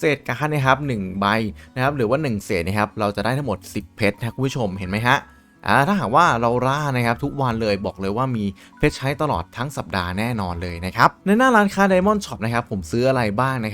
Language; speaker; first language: Thai; native; Thai